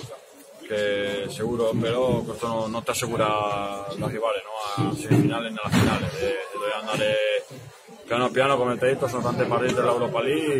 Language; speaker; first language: Italian; non-native, fluent; Spanish